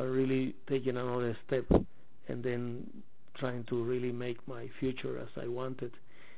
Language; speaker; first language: English; non-native, fluent; Spanish